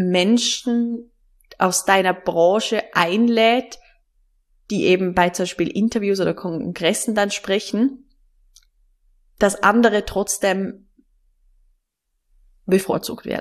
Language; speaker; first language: German; native; German